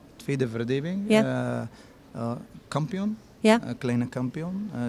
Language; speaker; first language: Dutch; non-native, learner; Arabic